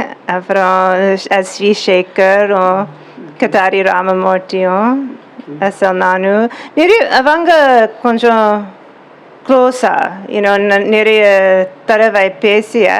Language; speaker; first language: Tamil; non-native, learner; English